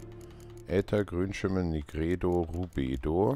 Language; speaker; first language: German; native; German